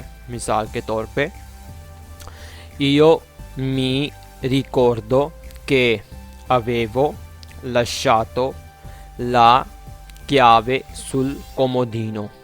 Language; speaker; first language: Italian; non-native, fluent; Urdu